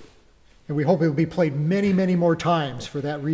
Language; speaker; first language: English; native; English